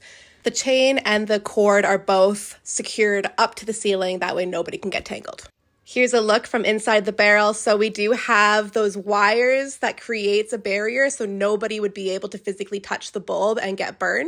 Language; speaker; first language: English; native; English